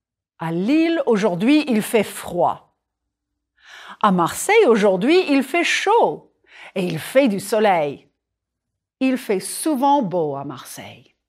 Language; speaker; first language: French; non-native, fluent; English